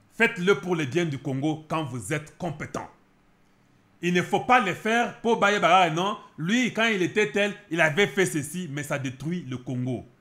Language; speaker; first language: French; non-native, local second language; Lingala